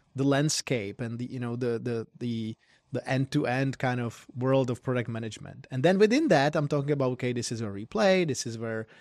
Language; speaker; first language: English; non-native, fluent; Czech